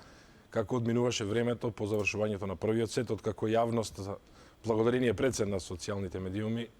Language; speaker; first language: Macedonian; native; Macedonian